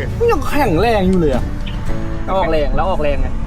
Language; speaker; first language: Thai; native; Thai